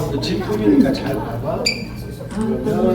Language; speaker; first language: Korean; native; Korean